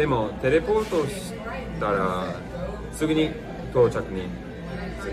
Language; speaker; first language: Japanese; non-native, learner; English